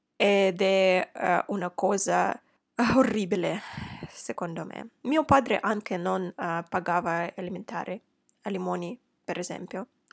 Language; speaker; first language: Italian; non-native, fluent; Russian